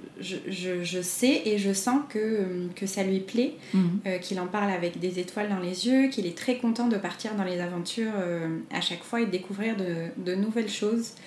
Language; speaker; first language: French; non-native, local second language; Arabic